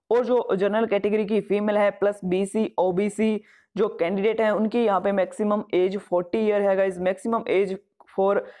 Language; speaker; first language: Hindi; non-native, local second language; Punjabi